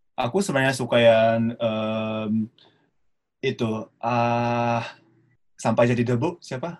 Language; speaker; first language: Indonesian; non-native, fluent; Japanese